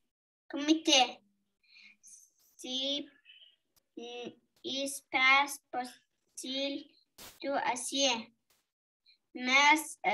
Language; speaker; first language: French; non-native, learner; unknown